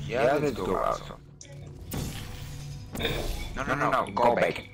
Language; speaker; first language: English; non-native, learner; German